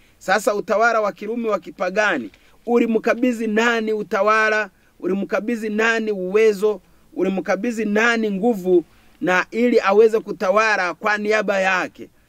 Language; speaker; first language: Swahili; non-native, local second language; Kinyarwanda